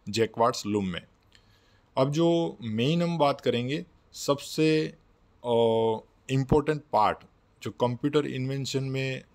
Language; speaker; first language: Hindi; non-native, local second language; Gujarati